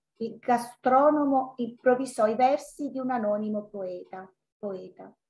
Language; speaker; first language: Italian; native; Italian